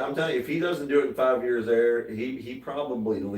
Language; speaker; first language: English; native; English